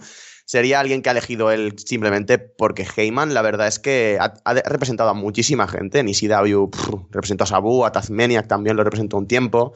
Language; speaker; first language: Spanish; native; Spanish